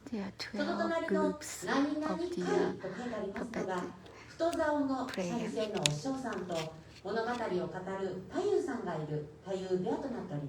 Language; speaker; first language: Japanese; native; Japanese